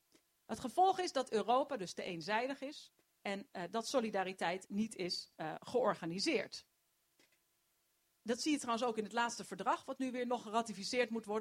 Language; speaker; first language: Dutch; native; Dutch